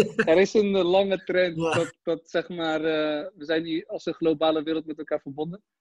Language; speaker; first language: Dutch; early bilingual, other home language; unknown